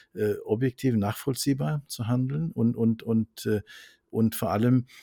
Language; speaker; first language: German; non-native, fluent; Norwegian